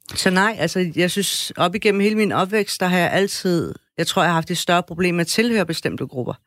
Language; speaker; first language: Danish; early bilingual, other home language; Persian